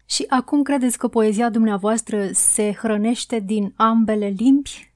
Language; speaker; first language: Romanian; native; Romanian